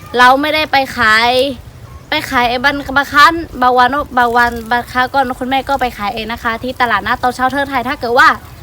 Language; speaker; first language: Thai; non-native, local second language; Lahu